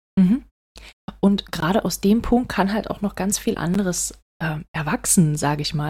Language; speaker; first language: German; native; German